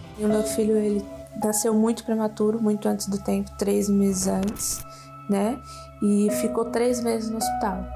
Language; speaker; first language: Portuguese; native; Portuguese